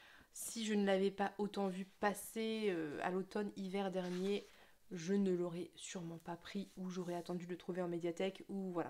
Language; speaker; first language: French; native; French